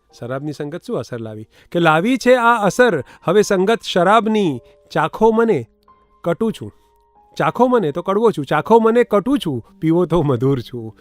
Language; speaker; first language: Gujarati; native; Gujarati